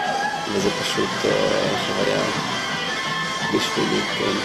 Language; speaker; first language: Hebrew; non-native, fluent; Russian